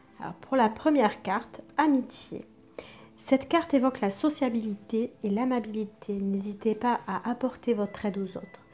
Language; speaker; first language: French; native; French